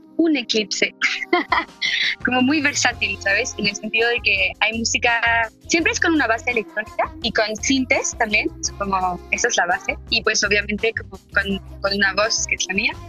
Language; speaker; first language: Spanish; non-native, fluent; French